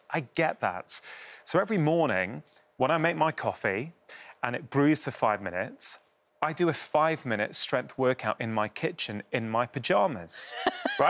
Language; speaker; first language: English; native; English